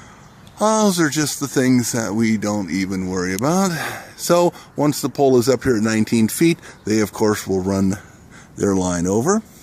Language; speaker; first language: English; native; English